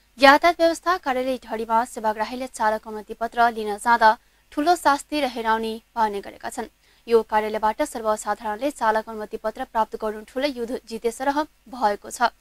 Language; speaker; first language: Nepali; non-native, local second language; Maithili